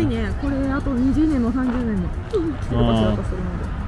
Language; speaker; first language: Japanese; native; Japanese